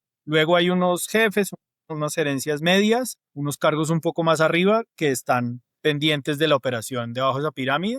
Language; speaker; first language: Spanish; native; Spanish